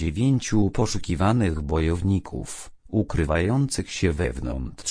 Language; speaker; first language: Polish; native; Polish